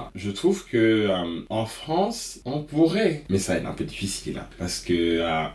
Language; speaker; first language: French; non-native, local second language; Wolof